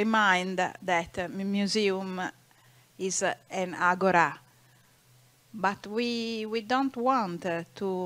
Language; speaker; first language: English; non-native, learner; Italian